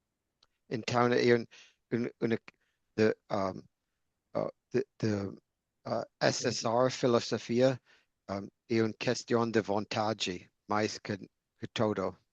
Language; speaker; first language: Portuguese; non-native, fluent; English